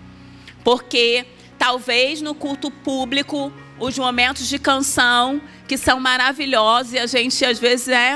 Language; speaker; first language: Portuguese; native; Portuguese